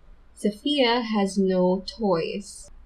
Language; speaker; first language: English; non-native, local second language; Filipino